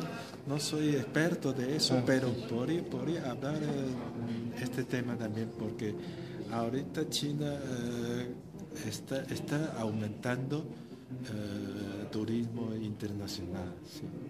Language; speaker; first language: Spanish; non-native, fluent; Chinese